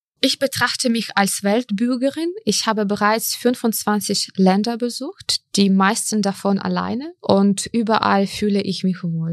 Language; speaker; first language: German; non-native, fluent; Ukrainian